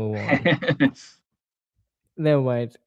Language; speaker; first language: English; non-native, fluent; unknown